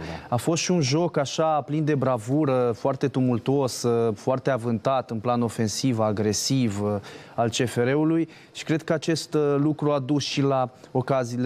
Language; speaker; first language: Romanian; native; Romanian